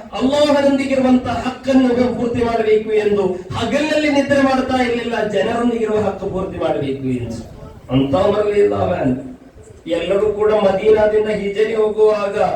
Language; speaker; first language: Kannada; non-native, local second language; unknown